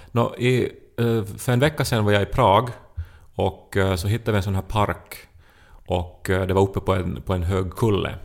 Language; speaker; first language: Swedish; native; Swedish